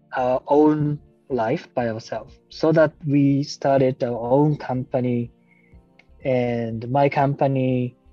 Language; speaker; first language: English; non-native, fluent; Japanese